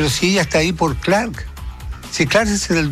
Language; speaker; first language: Spanish; native; Spanish